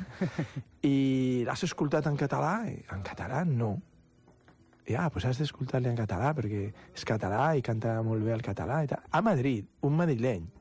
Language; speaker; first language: Catalan; non-native, local second language; Spanish